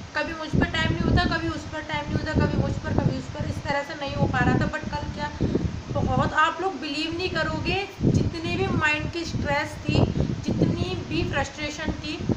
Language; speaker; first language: Hindi; native; Hindi